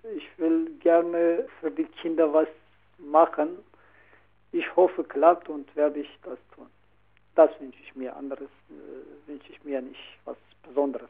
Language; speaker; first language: German; non-native, learner; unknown